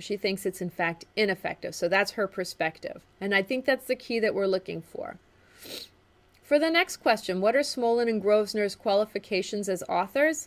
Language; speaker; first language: English; native; English